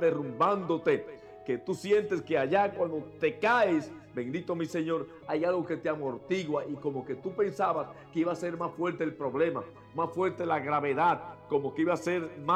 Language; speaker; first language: Spanish; native; Spanish